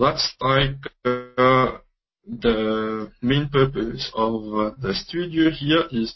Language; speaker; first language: English; non-native, local second language; Morisyen